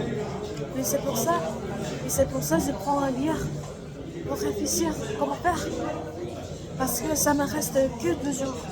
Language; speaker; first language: French; non-native, learner; Korean